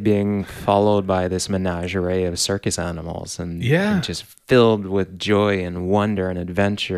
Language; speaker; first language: English; native; English